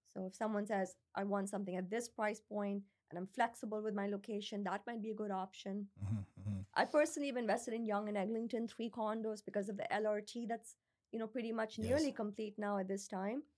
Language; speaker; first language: English; non-native, local second language; Urdu